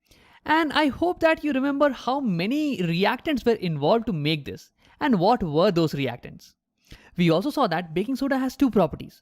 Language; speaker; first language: English; non-native, local second language; Hindi